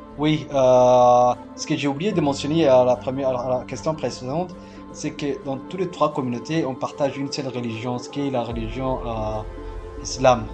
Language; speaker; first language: French; non-native, local second language; Somali